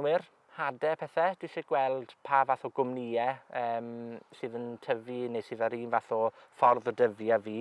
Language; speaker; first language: Welsh; native; Welsh